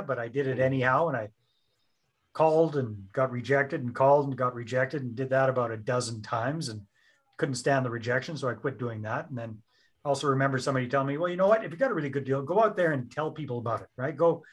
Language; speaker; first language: English; native; English